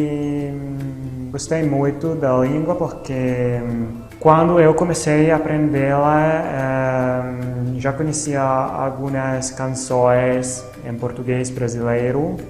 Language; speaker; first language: Portuguese; non-native, fluent; Italian